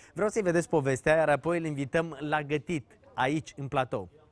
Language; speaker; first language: Romanian; native; Romanian